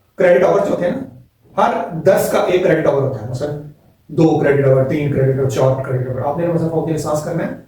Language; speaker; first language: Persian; non-native, fluent; Urdu